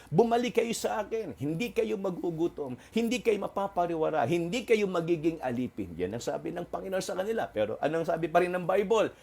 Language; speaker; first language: Filipino; non-native, local second language; Waray